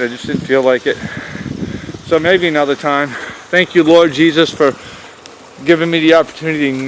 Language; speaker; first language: English; native; English